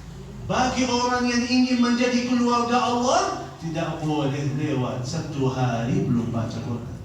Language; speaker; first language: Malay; non-native, fluent; Arabic